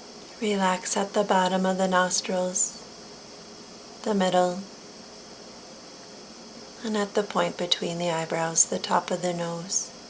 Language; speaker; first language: English; native; English